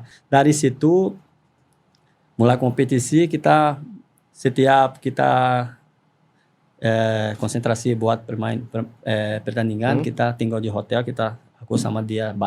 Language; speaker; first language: Indonesian; non-native, fluent; Portuguese